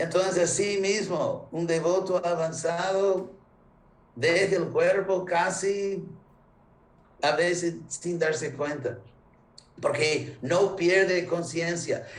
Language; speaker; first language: Spanish; non-native, fluent; English